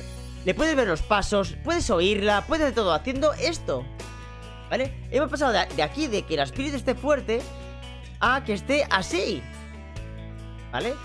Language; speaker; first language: Spanish; native; Spanish